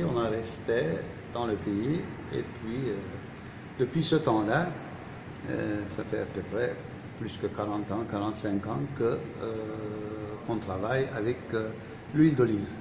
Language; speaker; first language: French; non-native, fluent; Turkish